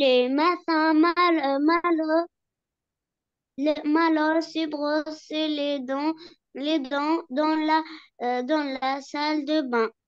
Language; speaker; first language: French; non-native, learner; Arabic